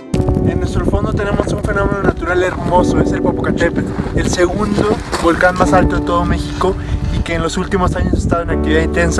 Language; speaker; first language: Spanish; native; Spanish